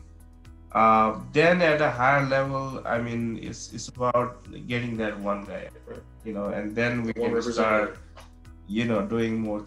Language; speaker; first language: English; non-native, local second language; Nepali